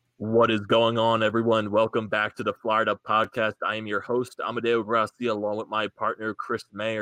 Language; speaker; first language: English; native; English